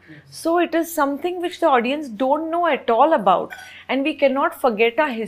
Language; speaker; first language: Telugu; non-native, fluent; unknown